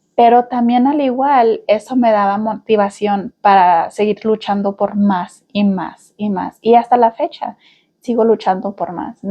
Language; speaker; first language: Spanish; early bilingual, heritage; Spanish